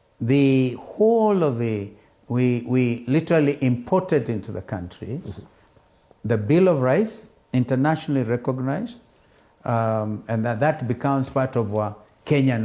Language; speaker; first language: English; non-native, local second language; Kamba